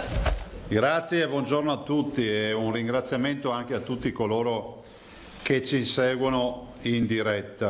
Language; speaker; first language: Italian; native; Italian